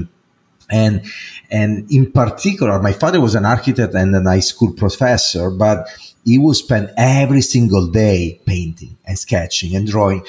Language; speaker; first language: English; non-native, fluent; Italian